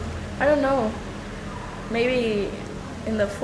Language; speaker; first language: English; non-native, learner; Spanish